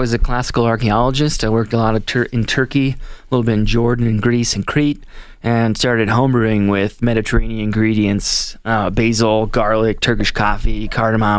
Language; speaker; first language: English; native; English